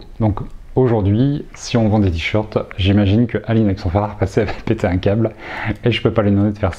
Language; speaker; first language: French; native; French